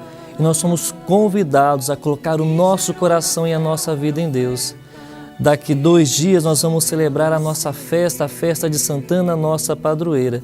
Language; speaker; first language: Portuguese; native; Portuguese